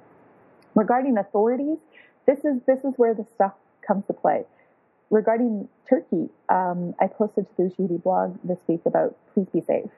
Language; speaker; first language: English; native; English